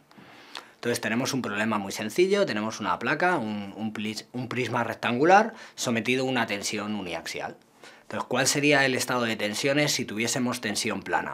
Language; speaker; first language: Spanish; native; Spanish